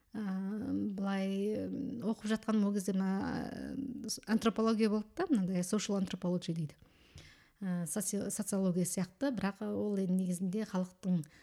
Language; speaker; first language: Kazakh; early bilingual, heritage; Kazakh